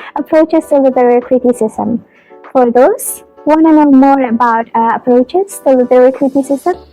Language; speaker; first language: English; non-native, fluent; Indonesian